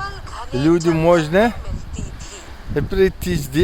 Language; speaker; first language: Russian; non-native, learner; Arabic